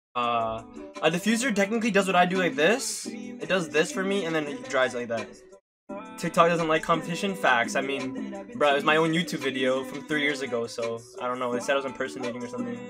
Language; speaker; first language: English; native; English